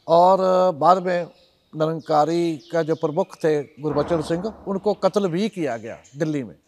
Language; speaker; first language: Hindi; non-native, local second language; Punjabi